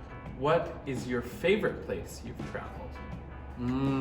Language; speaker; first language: English; native; English